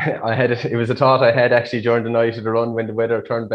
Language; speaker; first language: English; native; English